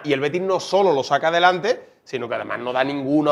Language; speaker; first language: Spanish; native; Spanish